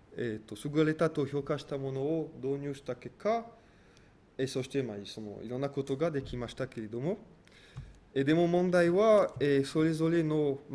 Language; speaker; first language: Japanese; non-native, fluent; French